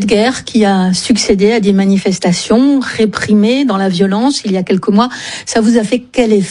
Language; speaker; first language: French; native; French